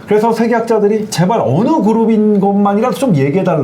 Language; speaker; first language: Korean; native; Korean